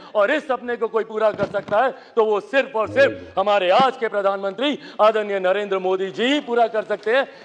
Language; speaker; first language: Hindi; native; Hindi